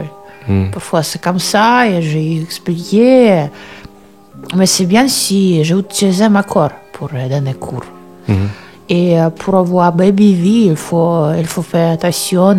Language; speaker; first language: French; non-native, learner; Russian